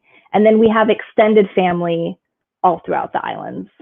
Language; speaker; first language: English; native; English